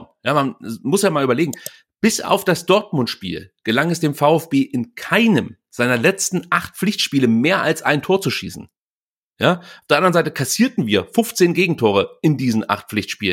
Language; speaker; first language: German; native; German